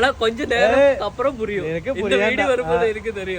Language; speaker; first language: Tamil; non-native, learner; Malayalam